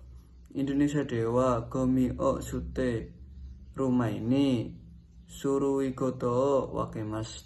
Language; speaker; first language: Japanese; non-native, learner; Indonesian